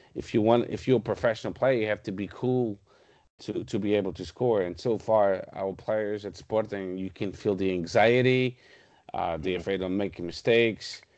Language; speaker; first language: English; non-native, fluent; Portuguese